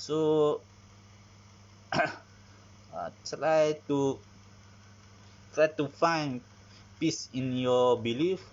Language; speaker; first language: English; non-native, learner; Malay